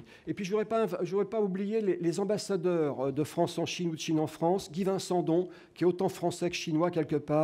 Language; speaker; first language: French; native; French